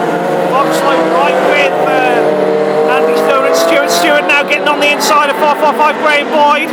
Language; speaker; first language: English; native; English